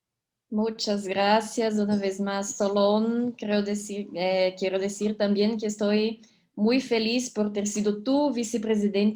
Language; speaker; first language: Spanish; non-native, fluent; Portuguese